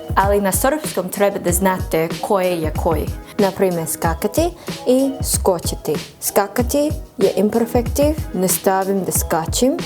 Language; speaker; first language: Croatian; non-native, learner; English